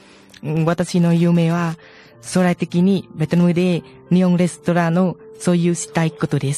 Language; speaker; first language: Japanese; non-native, learner; Vietnamese